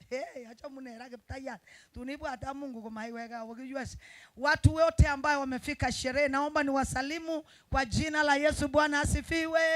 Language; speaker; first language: Swahili; non-native, local second language; Kalenjin